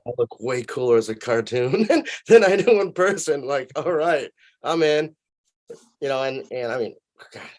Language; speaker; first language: English; native; English